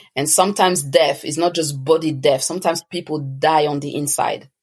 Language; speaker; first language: English; early bilingual, other home language; French